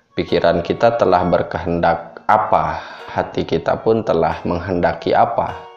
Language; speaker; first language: Indonesian; non-native, local second language; Sundanese